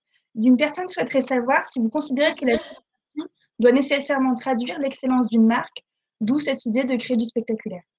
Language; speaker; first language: French; native; French